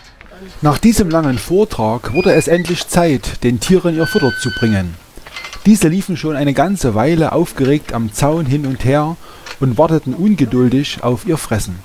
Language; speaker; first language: German; native; German